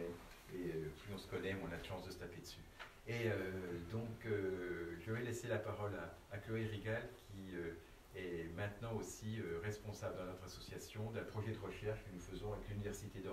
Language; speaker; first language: French; native; French